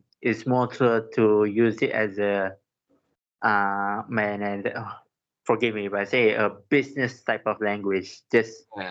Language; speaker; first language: English; non-native, local second language; Malay